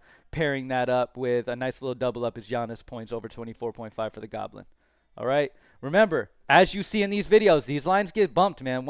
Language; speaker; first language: English; native; English